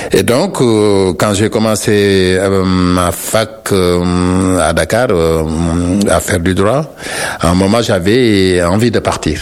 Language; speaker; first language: French; non-native, local second language; Wolof